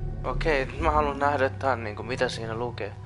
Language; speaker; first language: Finnish; non-native, fluent; Persian